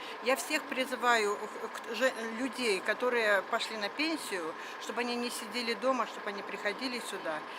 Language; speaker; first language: Russian; native; Russian